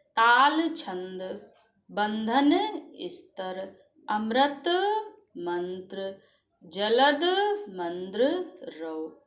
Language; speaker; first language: Hindi; native; Hindi